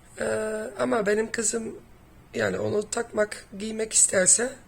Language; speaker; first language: Turkish; non-native, fluent; Dutch